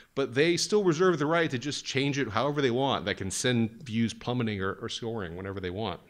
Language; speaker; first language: English; native; English